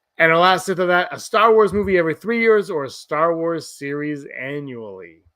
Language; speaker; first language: English; native; English